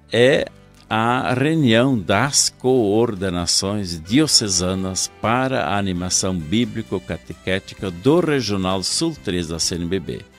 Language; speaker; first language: Portuguese; native; Portuguese